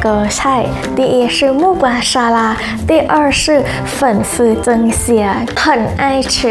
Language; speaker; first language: Chinese; non-native, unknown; Thai